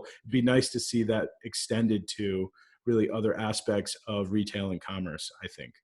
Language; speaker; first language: English; native; English